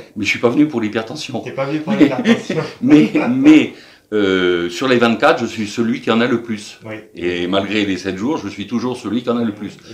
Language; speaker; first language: French; native; French